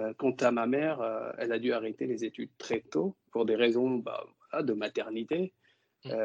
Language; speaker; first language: French; non-native, local second language; Wolof